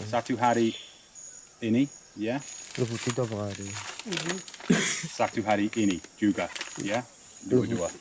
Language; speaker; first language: Indonesian; non-native, learner; English